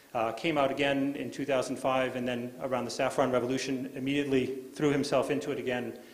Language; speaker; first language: English; native; English